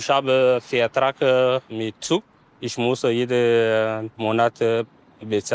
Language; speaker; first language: German; non-native, learner; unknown